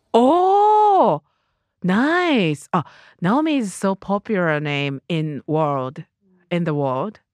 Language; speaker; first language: English; non-native, learner; Japanese